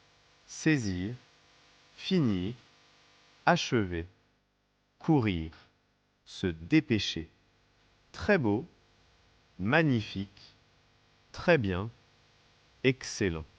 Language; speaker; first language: French; non-native, local second language; Malagasy